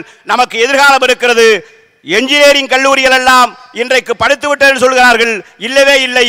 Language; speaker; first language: Tamil; native; Tamil